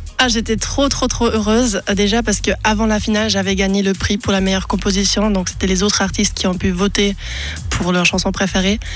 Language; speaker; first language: French; non-native, local second language; German